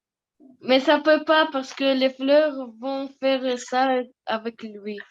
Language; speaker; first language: French; non-native, learner; Russian